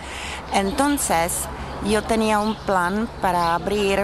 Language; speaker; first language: Spanish; non-native, learner; Czech